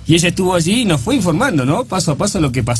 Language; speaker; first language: Spanish; native; Spanish